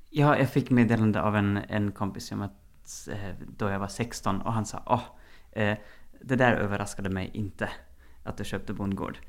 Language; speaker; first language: Norwegian; non-native, fluent; German